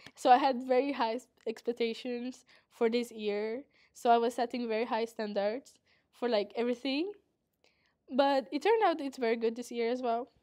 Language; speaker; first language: English; non-native, fluent; Portuguese